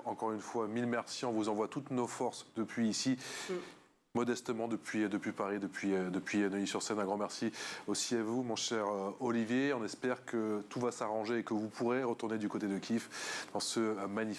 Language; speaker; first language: French; native; French